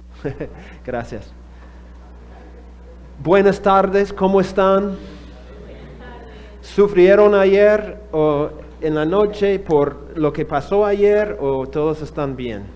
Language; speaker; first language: Spanish; non-native, fluent; English